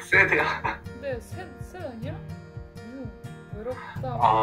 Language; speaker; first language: Korean; non-native, learner; Indonesian